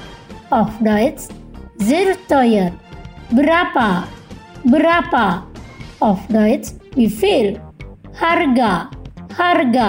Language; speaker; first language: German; non-native, fluent; Indonesian